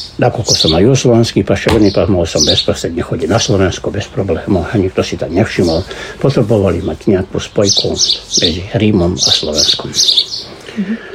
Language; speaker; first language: Slovak; early bilingual, heritage; Slovak